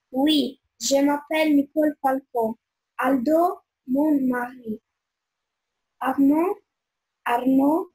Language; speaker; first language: French; non-native, learner; Albanian